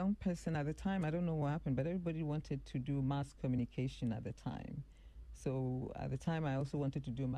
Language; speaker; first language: English; non-native, local second language; Akan